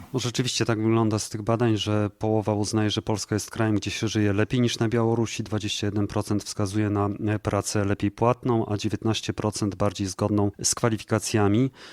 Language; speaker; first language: Polish; native; Polish